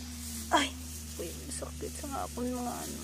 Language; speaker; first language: Russian; non-native, learner; Filipino